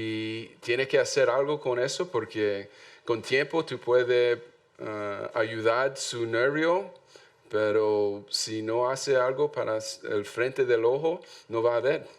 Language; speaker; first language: Spanish; non-native, learner; English